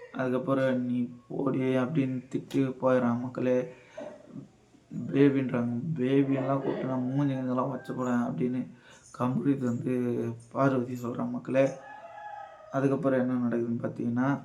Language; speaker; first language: Tamil; native; Tamil